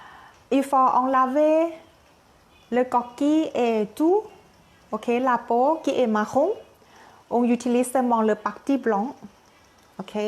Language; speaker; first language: French; non-native, learner; Thai